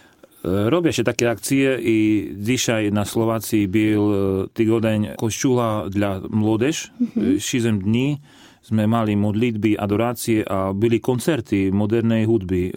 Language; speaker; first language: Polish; non-native, learner; Slovak